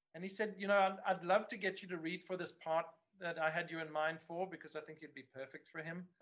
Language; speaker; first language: English; native; English